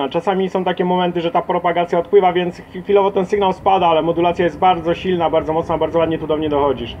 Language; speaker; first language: Polish; native; Polish